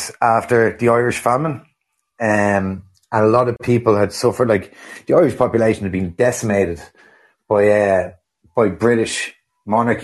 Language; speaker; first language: English; native; English